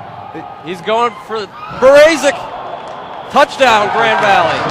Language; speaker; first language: English; native; English